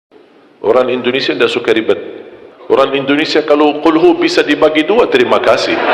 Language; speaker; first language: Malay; non-native, fluent; Arabic